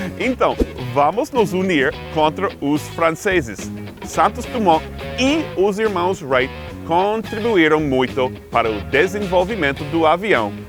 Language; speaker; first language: Portuguese; non-native, fluent; English